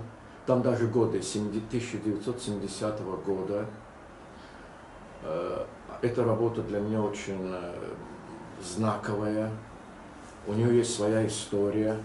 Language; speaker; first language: Russian; non-native, local second language; Azerbaijani